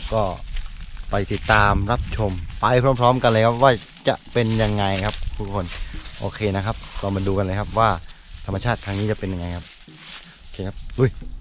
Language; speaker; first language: Thai; non-native, local second language; Karen languages